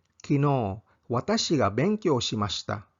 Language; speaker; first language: Japanese; non-native, fluent; English